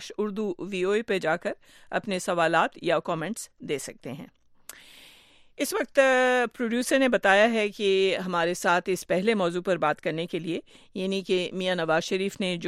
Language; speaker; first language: Urdu; native; Urdu